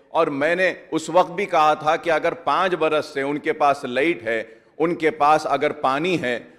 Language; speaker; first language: Hindi; non-native, local second language; Urdu